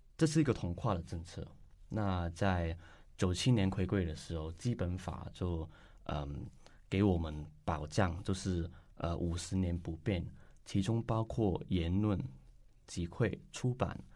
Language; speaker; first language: Chinese; non-native, local second language; Cantonese